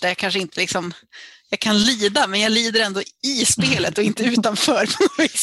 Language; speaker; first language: Swedish; native; Swedish